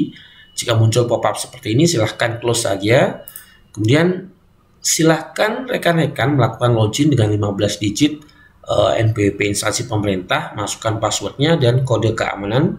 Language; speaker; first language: Indonesian; native; Indonesian